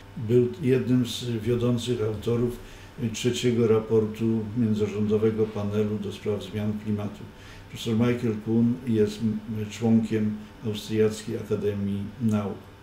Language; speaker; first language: Polish; native; Polish